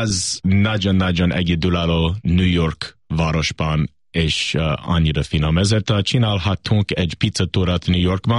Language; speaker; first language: Hungarian; non-native, learner; English